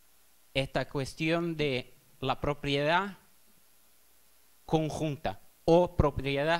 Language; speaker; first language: Spanish; non-native, fluent; Portuguese